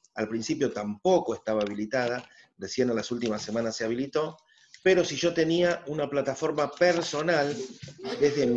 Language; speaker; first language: Spanish; native; Spanish